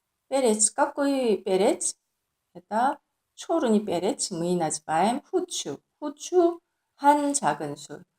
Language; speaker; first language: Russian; non-native, learner; Korean